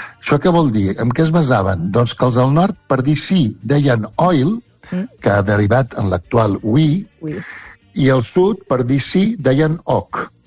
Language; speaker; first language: Catalan; native; Catalan